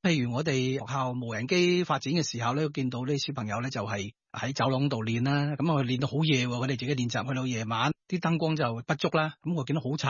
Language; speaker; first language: Cantonese; native; Cantonese